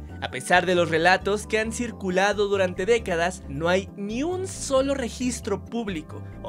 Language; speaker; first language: Spanish; native; Spanish